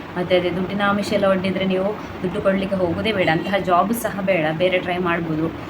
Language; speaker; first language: Kannada; non-native, local second language; Tulu